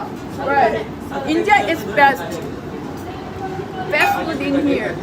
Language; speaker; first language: English; non-native, learner; Korean